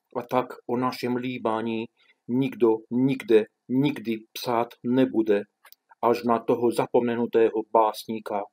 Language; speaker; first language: Czech; non-native, fluent; Romanian